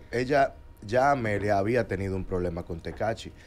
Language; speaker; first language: Spanish; native; Spanish